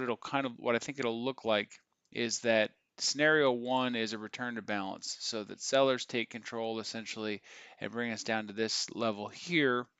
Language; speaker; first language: English; native; English